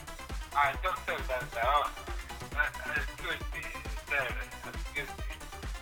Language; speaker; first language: English; non-native, learner; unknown